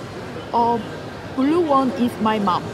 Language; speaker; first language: English; non-native, learner; Korean